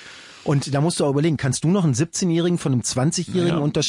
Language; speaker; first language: German; native; German